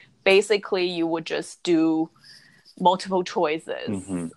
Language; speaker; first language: English; non-native, fluent; Chinese